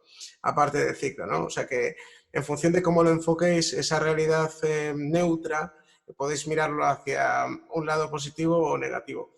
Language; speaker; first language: Spanish; native; Spanish